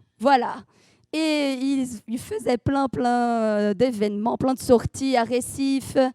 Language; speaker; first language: French; non-native, fluent; Portuguese